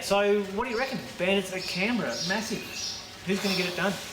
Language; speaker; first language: English; native; English